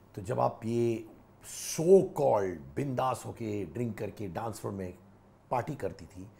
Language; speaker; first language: Hindi; native; Hindi